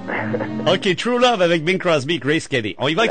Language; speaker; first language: French; native; French